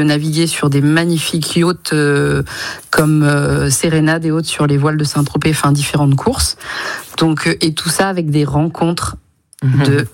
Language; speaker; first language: French; native; French